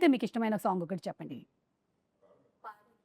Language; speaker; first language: Telugu; native; Telugu